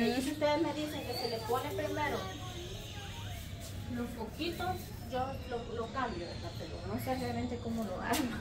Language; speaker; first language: Spanish; native; Spanish